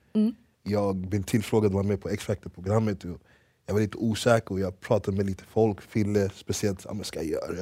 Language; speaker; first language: Swedish; early bilingual, other home language; English